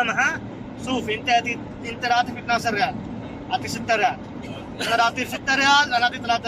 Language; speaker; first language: Arabic; non-native, learner; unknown